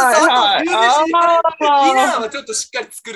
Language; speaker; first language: Japanese; native; Japanese